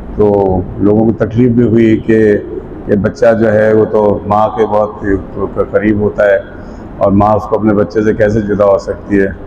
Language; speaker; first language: Urdu; native; Urdu